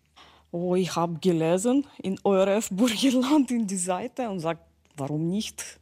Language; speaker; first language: German; non-native, learner; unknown